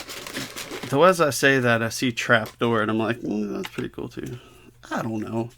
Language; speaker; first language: English; native; English